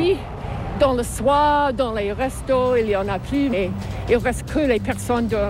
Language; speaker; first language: French; non-native, learner; English